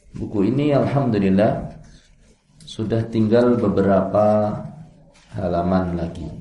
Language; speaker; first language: Indonesian; non-native, local second language; Javanese